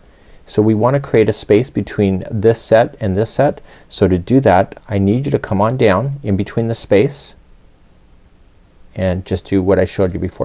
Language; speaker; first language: English; native; English